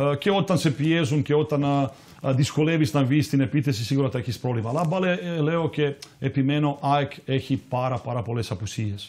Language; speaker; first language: Greek; non-native, fluent; Serbian